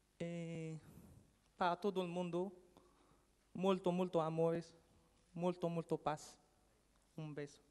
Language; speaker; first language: Italian; non-native, learner; Arabic